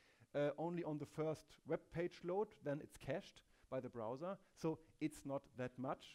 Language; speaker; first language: English; non-native, fluent; German